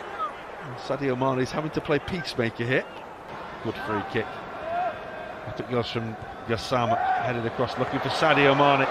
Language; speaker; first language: English; native; English